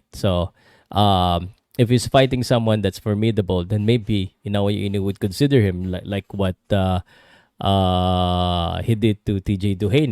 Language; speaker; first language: English; non-native, local second language; Filipino